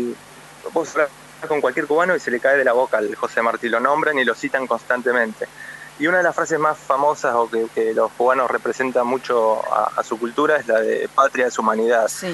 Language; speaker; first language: Spanish; native; Spanish